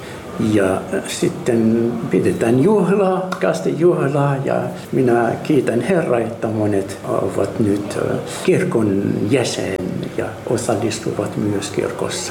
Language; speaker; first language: Finnish; non-native, learner; Arabic